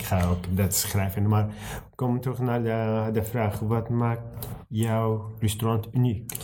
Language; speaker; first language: Dutch; non-native, learner; Arabic